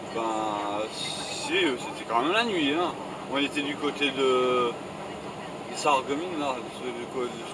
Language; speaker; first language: French; native; French